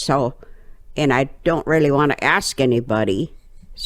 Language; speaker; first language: English; native; English